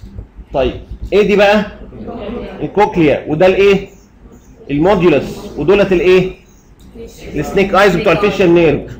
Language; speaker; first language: Arabic; native; Arabic